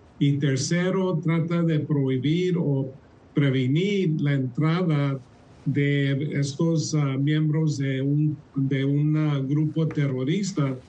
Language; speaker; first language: Spanish; early bilingual, heritage; Spanish